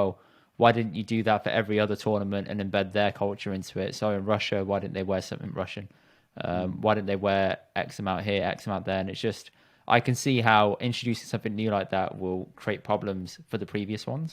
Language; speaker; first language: English; early bilingual, other home language; Punjabi